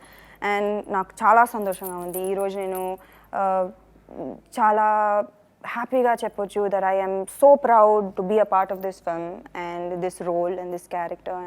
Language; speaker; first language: Telugu; non-native, fluent; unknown